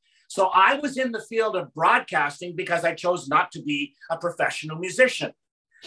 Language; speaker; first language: English; native; English